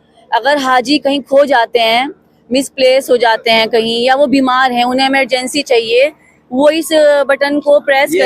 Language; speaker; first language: Hindi; native; Hindi